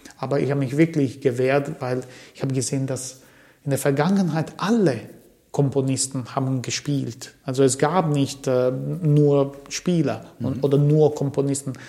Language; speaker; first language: German; early bilingual, other home language; Croatian